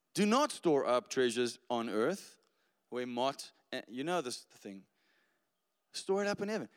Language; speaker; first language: English; non-native, local second language; Afrikaans